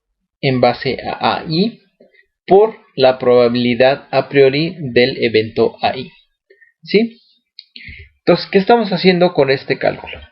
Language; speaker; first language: Spanish; native; Spanish